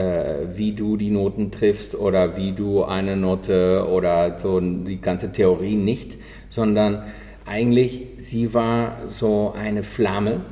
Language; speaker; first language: German; non-native, fluent; Spanish